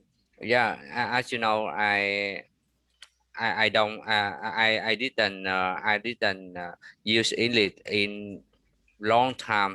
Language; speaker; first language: English; non-native, learner; Vietnamese